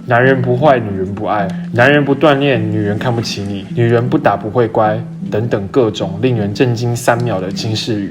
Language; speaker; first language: Chinese; native; Chinese